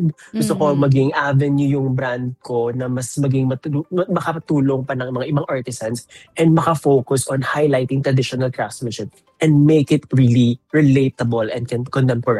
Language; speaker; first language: Filipino; native; Filipino